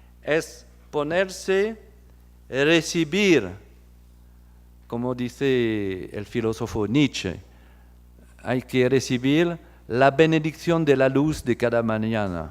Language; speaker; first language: Spanish; non-native, fluent; French